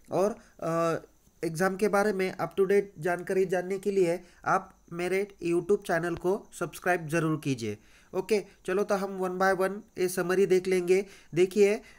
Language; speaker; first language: Hindi; non-native, local second language; Marathi